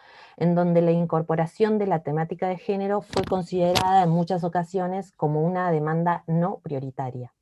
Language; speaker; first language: Spanish; native; Spanish